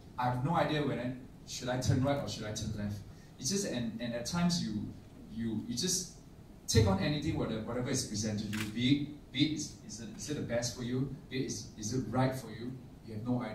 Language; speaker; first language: English; non-native, local second language; Chinese